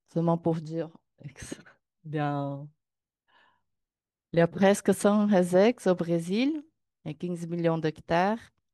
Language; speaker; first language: French; non-native, learner; Portuguese